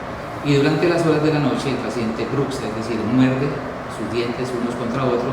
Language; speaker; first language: Spanish; native; Spanish